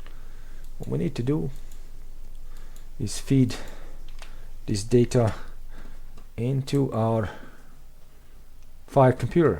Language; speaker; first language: English; non-native, fluent; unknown